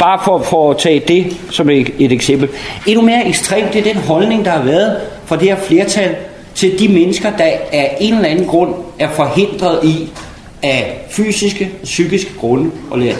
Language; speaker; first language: Danish; native; Danish